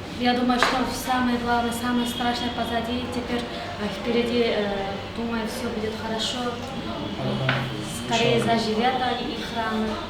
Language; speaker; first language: Russian; non-native, local second language; Kyrgyz